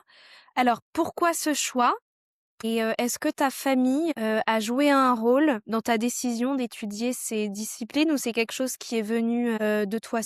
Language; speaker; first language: French; native; French